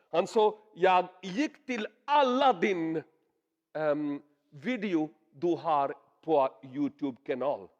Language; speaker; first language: Swedish; non-native, learner; Urdu